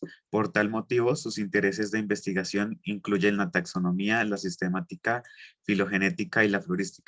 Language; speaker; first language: Spanish; native; Spanish